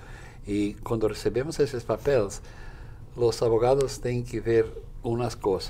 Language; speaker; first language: Spanish; non-native, fluent; Portuguese